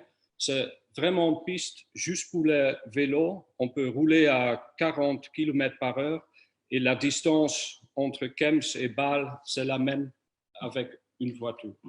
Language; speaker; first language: French; non-native, fluent; Dutch